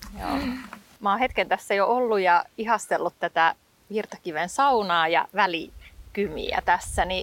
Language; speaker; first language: Finnish; native; Finnish